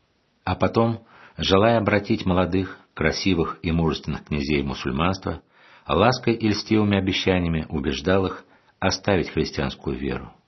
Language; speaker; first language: Russian; native; Russian